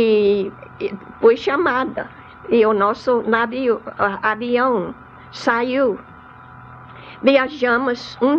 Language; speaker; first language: Portuguese; non-native, fluent; English